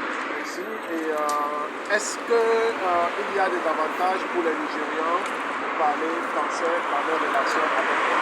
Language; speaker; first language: French; non-native, learner; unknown